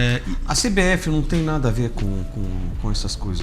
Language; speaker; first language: Portuguese; non-native, fluent; Arabic